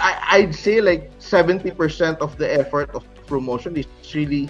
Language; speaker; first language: English; non-native, local second language; Cebuano